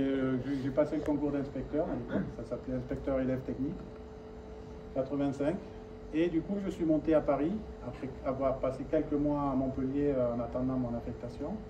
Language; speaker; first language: French; native; French